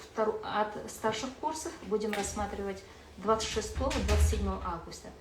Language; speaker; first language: Russian; non-native, local second language; Kazakh